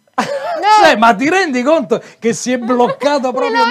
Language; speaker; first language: Italian; native; Italian